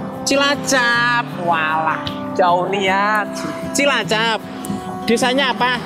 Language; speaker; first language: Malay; non-native, local second language; Javanese